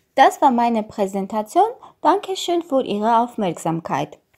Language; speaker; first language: German; non-native, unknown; Russian